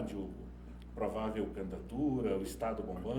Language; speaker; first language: Portuguese; native; Portuguese